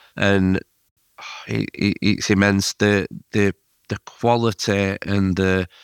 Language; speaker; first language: English; native; English